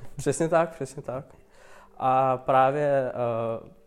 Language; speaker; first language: Czech; non-native, fluent; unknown